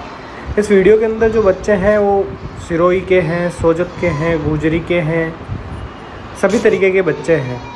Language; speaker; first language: Hindi; native; Hindi